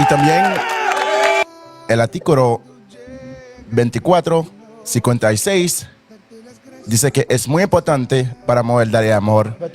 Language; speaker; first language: Spanish; non-native, learner; Haitian Creole